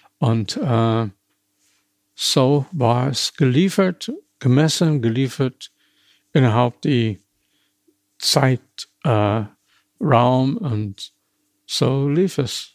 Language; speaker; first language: German; non-native, fluent; English